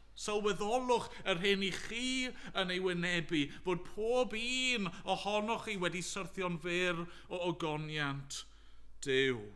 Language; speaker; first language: Welsh; native; Welsh